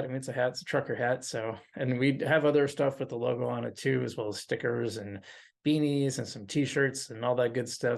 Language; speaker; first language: English; native; English